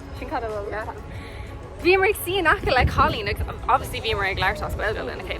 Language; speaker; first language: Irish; non-native, local second language; English